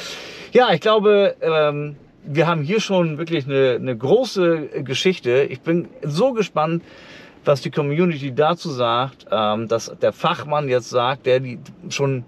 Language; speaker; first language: German; native; German